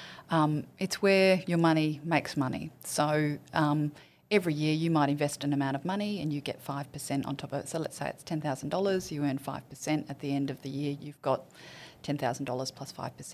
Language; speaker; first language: English; native; English